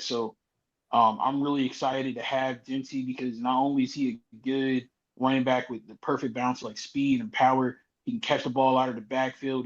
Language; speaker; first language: English; native; English